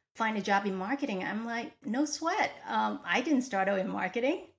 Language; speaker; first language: English; non-native, local second language; Cantonese